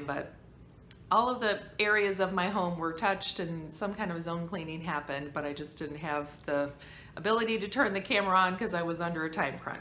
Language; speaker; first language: English; native; English